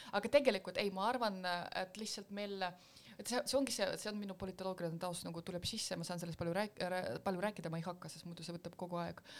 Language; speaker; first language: Estonian; non-native, local second language; Russian